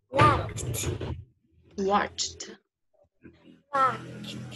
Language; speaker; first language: English; non-native, learner; Vietnamese